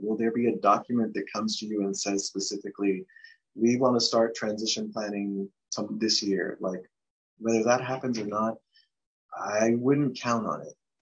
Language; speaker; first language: English; early bilingual, other home language; Spanish